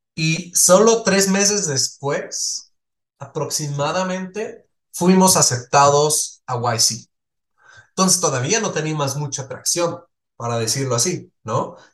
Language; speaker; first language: Spanish; non-native, fluent; Swiss German